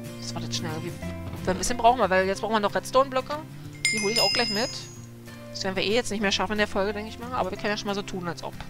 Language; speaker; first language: German; early bilingual, other home language; Polish